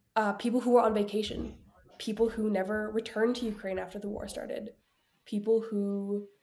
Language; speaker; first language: English; early bilingual, other home language; Ukrainian